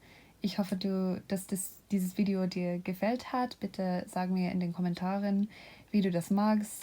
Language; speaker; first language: German; non-native, fluent; English